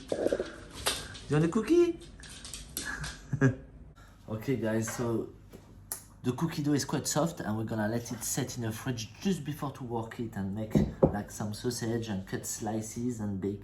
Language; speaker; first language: English; non-native, fluent; French